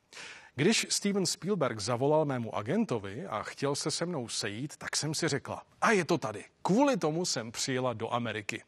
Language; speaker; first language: Czech; native; Czech